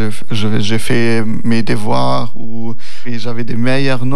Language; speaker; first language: French; non-native, learner; German